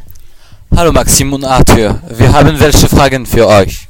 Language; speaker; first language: German; non-native, learner; French